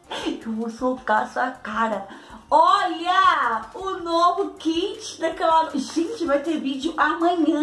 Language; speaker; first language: Portuguese; native; Portuguese